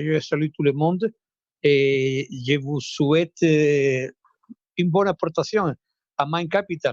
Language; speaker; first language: French; non-native, fluent; Spanish